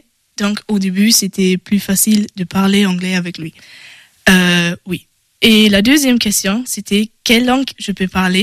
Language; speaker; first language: French; non-native, learner; German